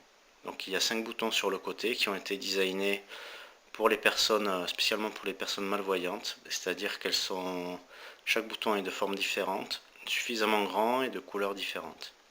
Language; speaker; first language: French; native; French